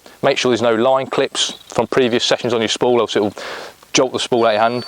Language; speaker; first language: English; native; English